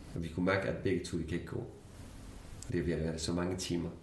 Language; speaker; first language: Danish; non-native, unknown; Kurdish